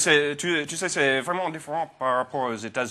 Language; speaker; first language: French; non-native, fluent; English